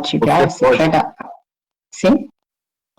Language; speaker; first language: Portuguese; non-native, fluent; German